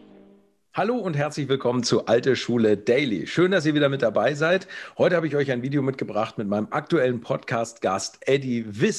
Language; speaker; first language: German; native; German